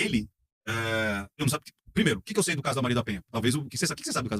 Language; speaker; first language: Portuguese; native; Portuguese